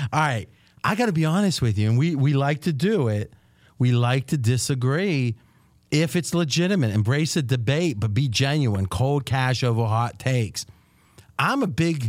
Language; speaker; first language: English; native; English